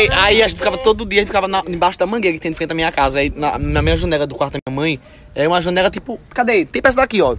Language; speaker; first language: Portuguese; native; Portuguese